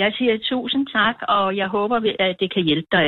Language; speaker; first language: Danish; native; Danish